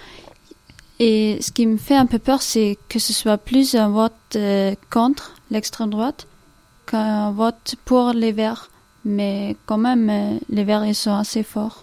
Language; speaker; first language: French; non-native, fluent; German